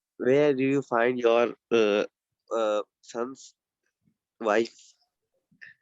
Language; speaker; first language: English; non-native, learner; Urdu